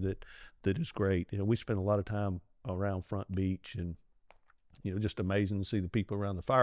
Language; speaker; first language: English; native; English